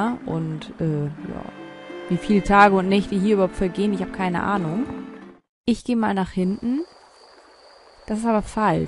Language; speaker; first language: German; native; German